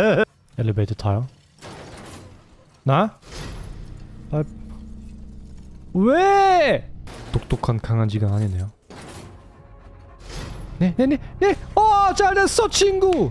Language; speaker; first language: Korean; non-native, learner; German